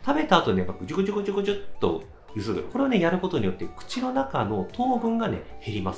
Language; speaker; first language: Japanese; native; Japanese